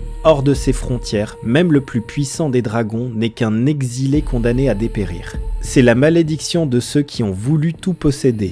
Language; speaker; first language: French; native; French